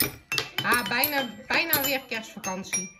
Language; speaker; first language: Dutch; native; Dutch